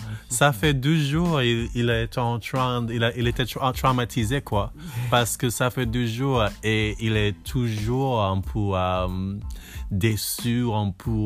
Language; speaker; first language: French; non-native, learner; English